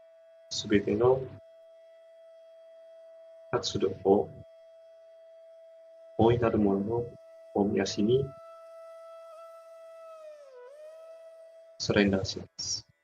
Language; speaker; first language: Japanese; non-native, fluent; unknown